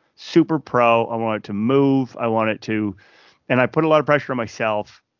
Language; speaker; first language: English; native; English